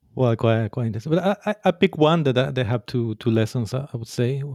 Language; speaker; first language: English; non-native, fluent; Spanish